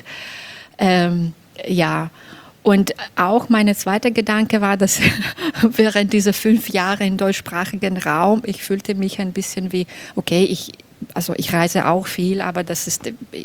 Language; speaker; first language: German; non-native, fluent; Belarusian